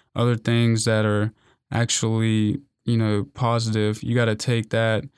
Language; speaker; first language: English; native; English